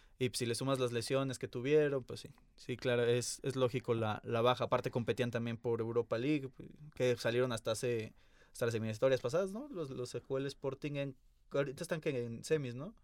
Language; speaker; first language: Spanish; native; Spanish